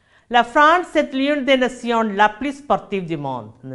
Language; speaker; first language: French; non-native, fluent; Malayalam